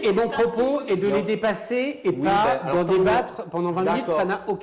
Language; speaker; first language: French; native; French